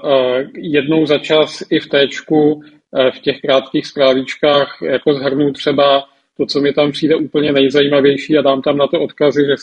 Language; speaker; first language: Czech; native; Czech